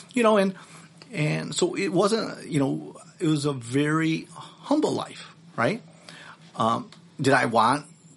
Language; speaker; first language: English; early bilingual, other home language; Filipino